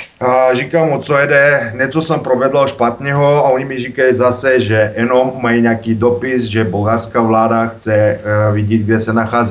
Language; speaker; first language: Czech; non-native, learner; Bulgarian